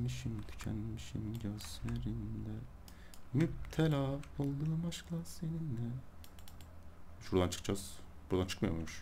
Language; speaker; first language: Turkish; native; Turkish